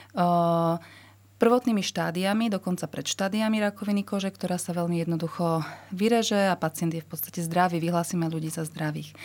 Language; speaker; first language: Slovak; native; Slovak